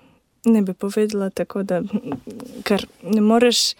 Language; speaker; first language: Slovenian; non-native, learner; Ukrainian